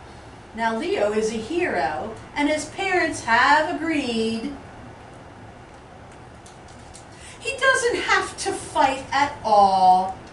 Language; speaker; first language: English; native; English